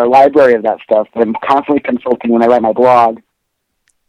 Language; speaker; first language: English; native; English